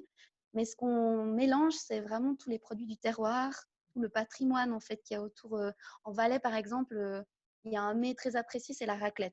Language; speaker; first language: French; native; French